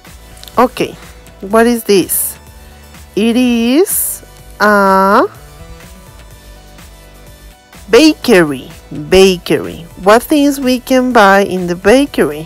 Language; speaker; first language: English; non-native, learner; Spanish